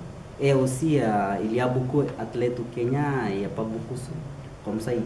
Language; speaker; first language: French; non-native, learner; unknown